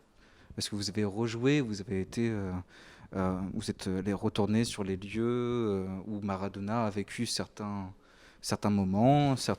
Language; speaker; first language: French; native; French